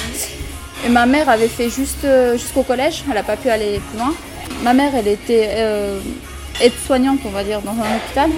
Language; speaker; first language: French; early bilingual, other home language; Romanian